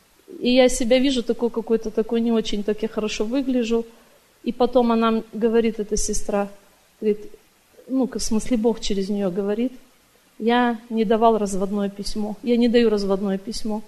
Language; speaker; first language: Russian; native; Russian